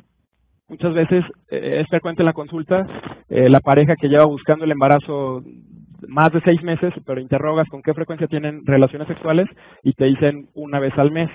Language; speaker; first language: Spanish; native; Spanish